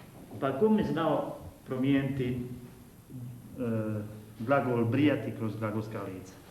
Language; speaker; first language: Bosnian; native; Bosnian